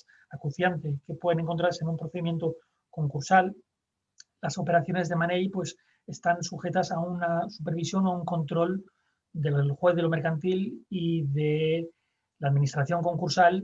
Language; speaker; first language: Spanish; native; Spanish